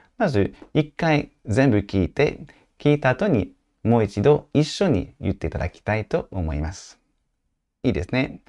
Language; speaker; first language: Japanese; non-native, fluent; French